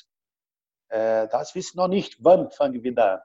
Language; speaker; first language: German; non-native, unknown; Portuguese